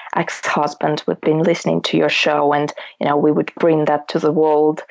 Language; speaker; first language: English; non-native, fluent; Russian